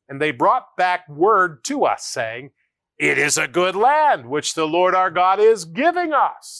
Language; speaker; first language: English; native; English